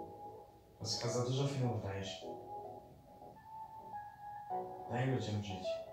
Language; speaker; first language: Polish; native; Polish